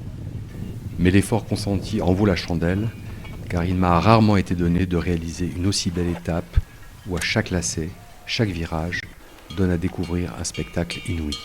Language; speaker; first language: French; native; French